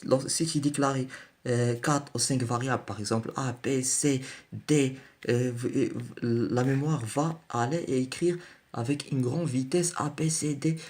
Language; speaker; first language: French; non-native, learner; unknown